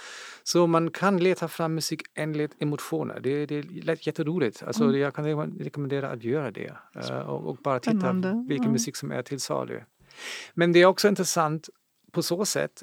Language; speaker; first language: Swedish; non-native, fluent; German